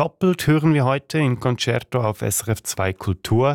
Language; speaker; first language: German; native; German